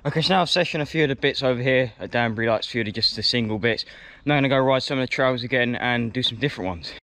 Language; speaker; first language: English; native; English